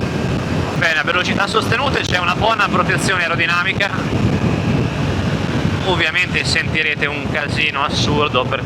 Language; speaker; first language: Italian; native; Italian